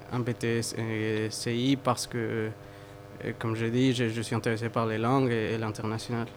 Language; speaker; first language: French; early bilingual, other home language; Spanish